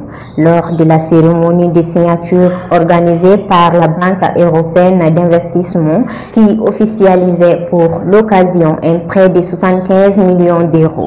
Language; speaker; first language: French; non-native, local second language; Bambara